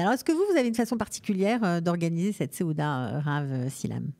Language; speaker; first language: French; native; French